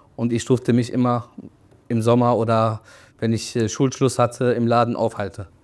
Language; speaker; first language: German; early bilingual, other home language; Arabic